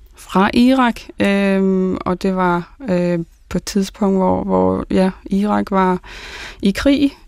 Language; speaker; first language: Danish; early bilingual, other home language; Arabic